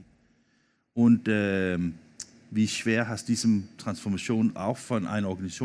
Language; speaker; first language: German; non-native, learner; Danish